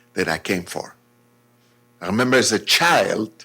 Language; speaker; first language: English; non-native, fluent; Hebrew